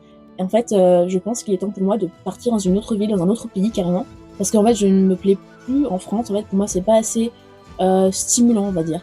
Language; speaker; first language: French; native; French